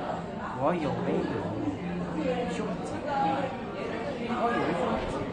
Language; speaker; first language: Chinese; non-native, learner; Korean